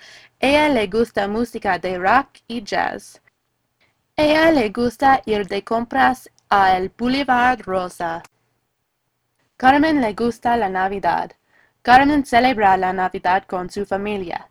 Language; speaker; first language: Spanish; non-native, learner; English